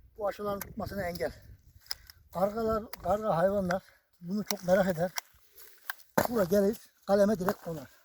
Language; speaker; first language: Turkish; native; Turkish